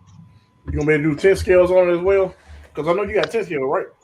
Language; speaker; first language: English; native; English